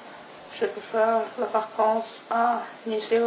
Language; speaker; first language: French; non-native, learner; English